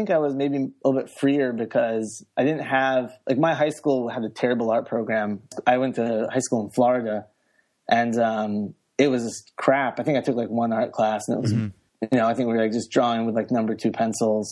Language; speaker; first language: English; native; English